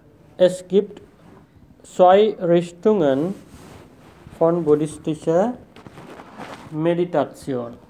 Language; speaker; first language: German; non-native, fluent; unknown